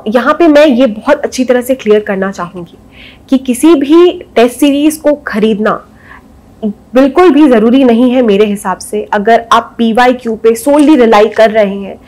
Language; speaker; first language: Hindi; native; Hindi